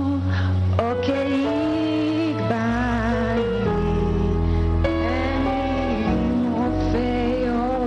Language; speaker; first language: English; native; English